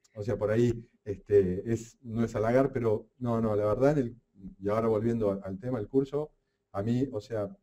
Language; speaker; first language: Spanish; native; Spanish